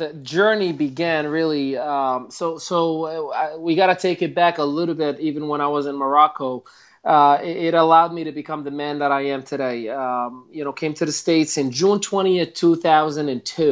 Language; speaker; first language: English; non-native, fluent; Arabic